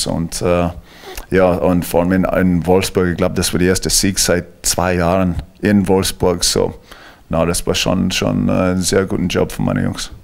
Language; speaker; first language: German; non-native, fluent; English